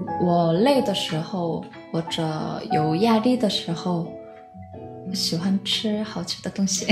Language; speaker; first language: Chinese; non-native, learner; Korean